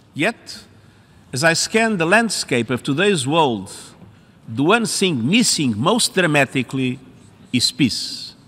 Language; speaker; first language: English; non-native, fluent; Portuguese